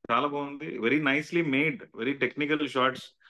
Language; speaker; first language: Telugu; native; Telugu